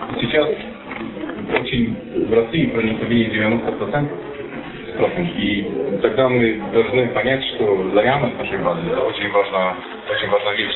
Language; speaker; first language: Russian; non-native, fluent; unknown